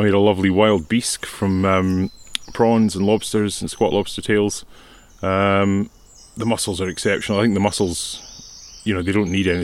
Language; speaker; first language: English; native; English